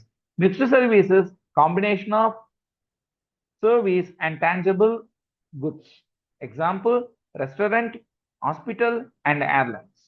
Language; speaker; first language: English; non-native, local second language; Tamil